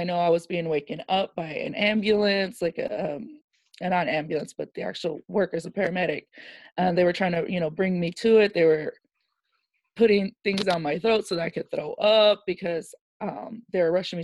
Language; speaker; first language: English; native; English